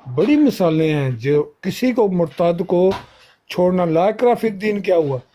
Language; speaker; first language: Urdu; non-native, local second language; Punjabi